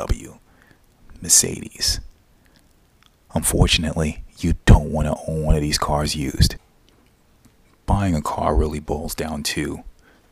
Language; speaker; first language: English; native; English